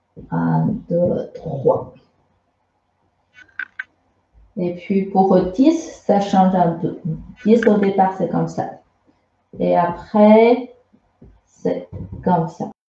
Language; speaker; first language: French; non-native, fluent; Chinese